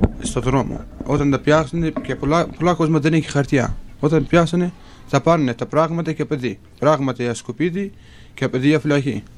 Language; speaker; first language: Greek; non-native, learner; Kurdish